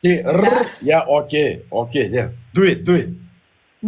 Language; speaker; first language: Russian; non-native, learner; Uzbek